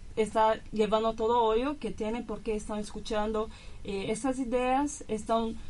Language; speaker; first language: Spanish; non-native, learner; Portuguese